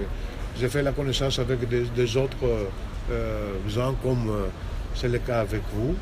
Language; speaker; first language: French; non-native, fluent; Greek